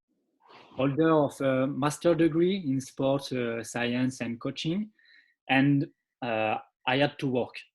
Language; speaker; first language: English; non-native, learner; French